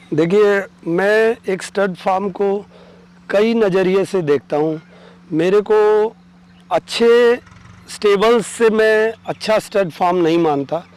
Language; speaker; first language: Hindi; native; Hindi